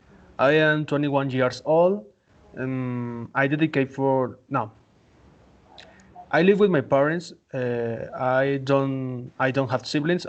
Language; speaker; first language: English; non-native, learner; Spanish